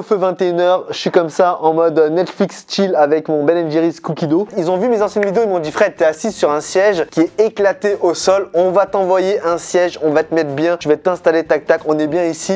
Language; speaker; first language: French; native; French